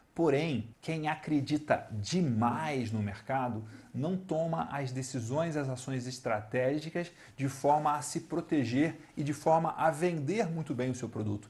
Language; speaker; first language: Portuguese; native; Portuguese